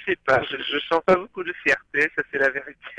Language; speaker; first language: French; early bilingual, other home language; English